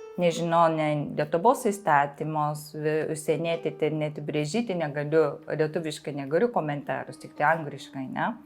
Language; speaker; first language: Lithuanian; non-native, fluent; Japanese